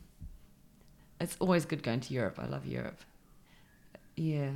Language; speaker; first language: English; native; English